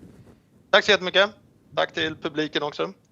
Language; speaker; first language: Swedish; native; Swedish